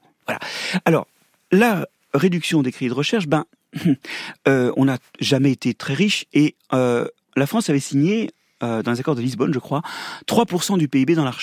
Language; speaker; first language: French; native; French